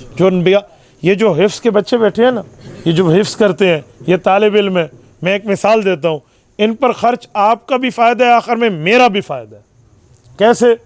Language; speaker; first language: Urdu; non-native, local second language; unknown